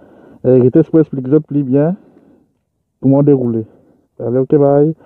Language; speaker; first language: French; non-native, local second language; Morisyen